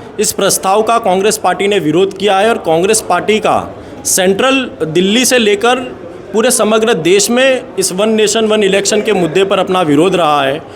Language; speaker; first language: Hindi; non-native, local second language; Gujarati